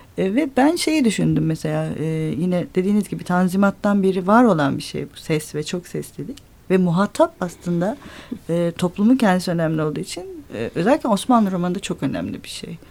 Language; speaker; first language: Turkish; native; Turkish